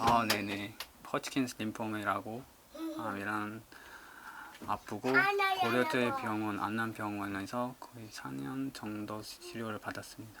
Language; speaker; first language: Korean; non-native, learner; Uzbek